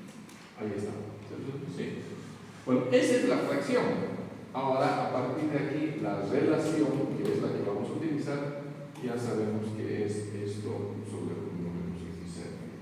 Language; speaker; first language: Spanish; native; Spanish